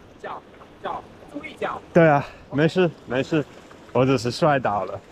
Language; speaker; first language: Chinese; non-native, fluent; English